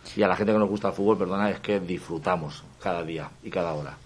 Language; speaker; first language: Spanish; native; Spanish